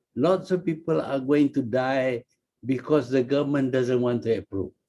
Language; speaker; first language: English; non-native, local second language; Malay